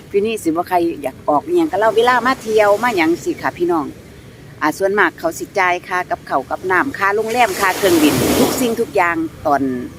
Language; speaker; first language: Thai; non-native, local second language; Northeastern Thai